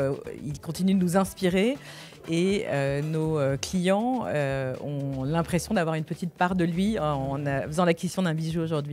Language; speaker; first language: French; native; French